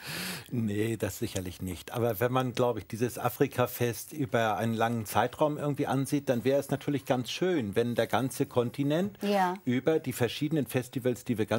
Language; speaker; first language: German; native; German